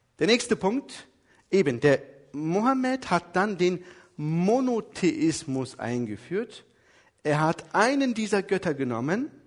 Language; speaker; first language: German; early bilingual, other home language; Turkish